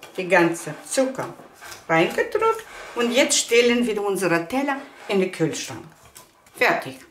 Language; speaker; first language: German; non-native, fluent; Russian